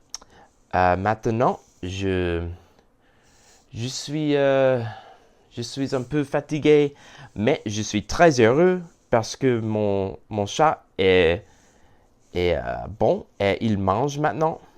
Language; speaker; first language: French; non-native, learner; English